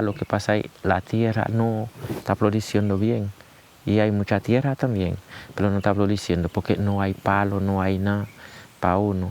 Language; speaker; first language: Spanish; non-native, learner; Haitian Creole